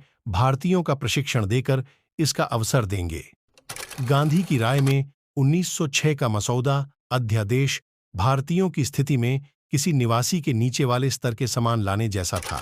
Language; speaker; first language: Hindi; native; Hindi